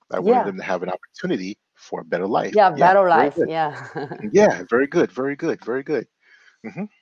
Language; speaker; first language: English; native; English